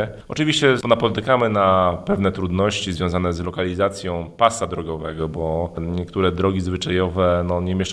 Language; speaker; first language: Polish; native; Polish